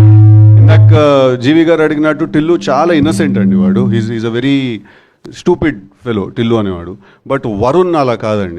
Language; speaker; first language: Telugu; native; Telugu